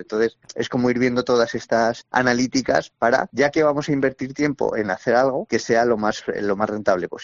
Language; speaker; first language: Spanish; native; Spanish